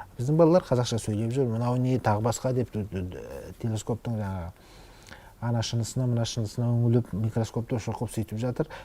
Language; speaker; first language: Kazakh; native; Kazakh